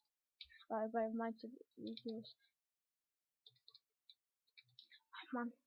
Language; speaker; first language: German; early bilingual, other home language; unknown